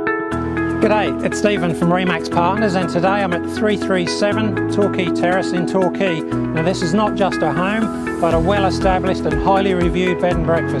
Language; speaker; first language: English; native; English